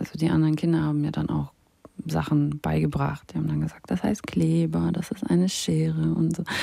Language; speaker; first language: German; early bilingual, other home language; Russian